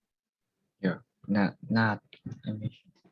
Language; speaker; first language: English; non-native, learner; Korean